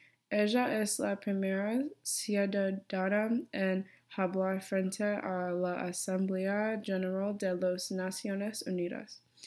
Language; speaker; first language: Spanish; non-native, learner; English